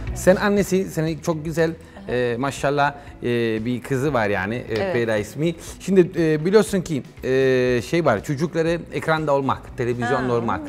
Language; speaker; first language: Turkish; non-native, learner; Italian